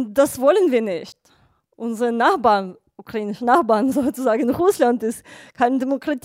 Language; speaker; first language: German; non-native, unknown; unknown